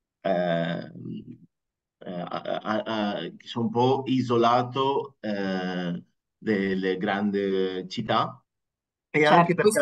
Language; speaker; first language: Italian; non-native, fluent; Spanish